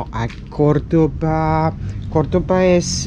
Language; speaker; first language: Spanish; non-native, learner; Serbian